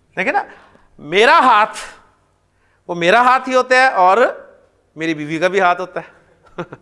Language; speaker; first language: Urdu; native; Urdu